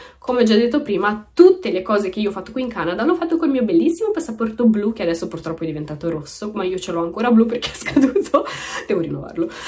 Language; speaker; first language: Italian; early bilingual, other home language; Romanian